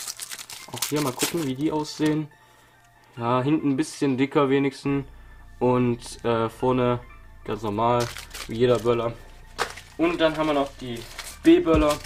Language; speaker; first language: German; native; German